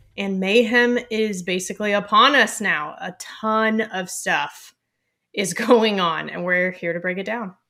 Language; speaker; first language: English; native; English